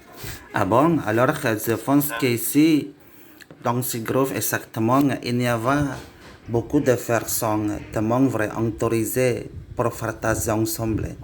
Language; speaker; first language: French; non-native, learner; Indonesian